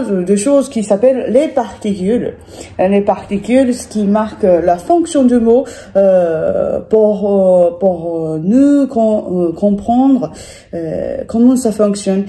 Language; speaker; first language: French; non-native, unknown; Japanese